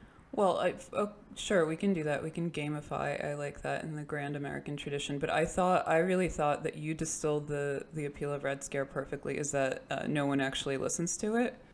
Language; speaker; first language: English; early bilingual, other home language; Russian